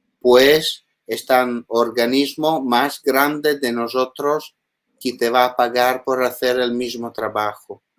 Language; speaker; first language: Spanish; non-native, learner; Italian